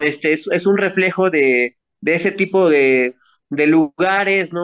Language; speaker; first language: Spanish; native; Spanish